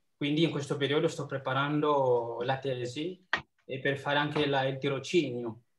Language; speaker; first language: Italian; non-native, fluent; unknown